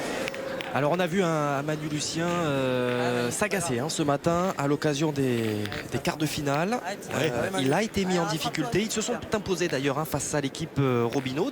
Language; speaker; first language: French; native; French